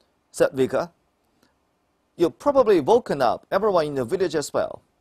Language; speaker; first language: English; non-native, fluent; Chinese